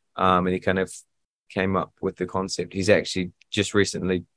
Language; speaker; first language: English; native; English